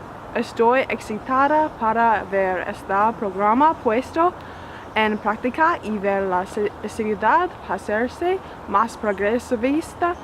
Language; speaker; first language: Spanish; non-native, fluent; English